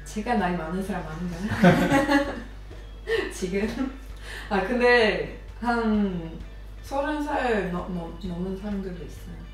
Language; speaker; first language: Korean; non-native, fluent; Swedish